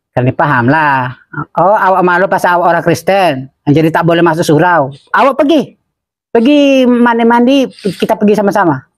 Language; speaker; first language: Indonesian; non-native, local second language; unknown